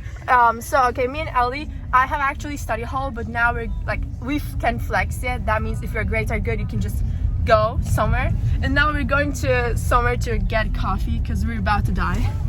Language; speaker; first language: English; non-native, fluent; Turkish